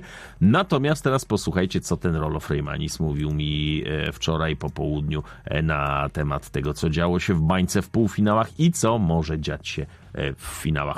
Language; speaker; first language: Polish; native; Polish